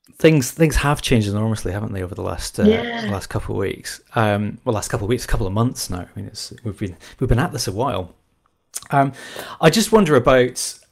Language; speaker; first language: English; native; English